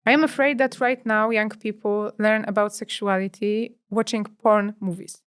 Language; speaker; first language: English; non-native, fluent; Polish